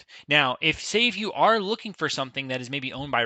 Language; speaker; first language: English; native; English